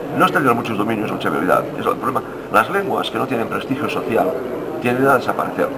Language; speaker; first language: Spanish; non-native, local second language; Catalan